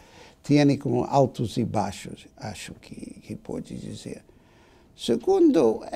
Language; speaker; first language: Portuguese; non-native, fluent; English